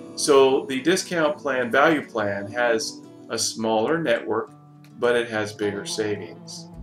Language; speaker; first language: English; native; English